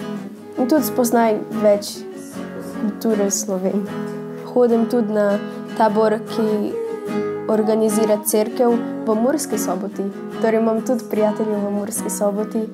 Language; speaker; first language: Slovenian; early bilingual, other home language; Portuguese